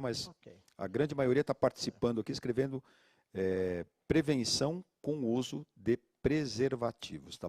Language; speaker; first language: Portuguese; native; Portuguese